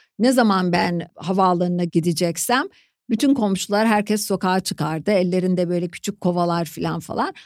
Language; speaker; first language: Turkish; native; Turkish